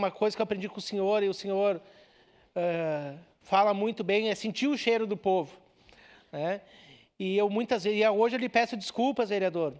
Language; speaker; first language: Portuguese; native; Portuguese